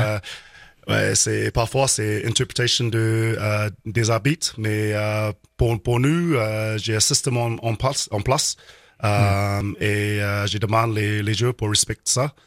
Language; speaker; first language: French; non-native, learner; English